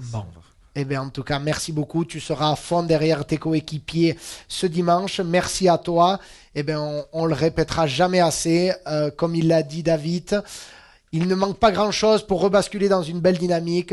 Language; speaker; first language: French; native; French